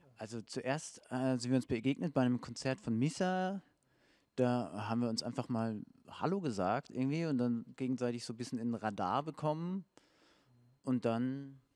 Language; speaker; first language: German; native; German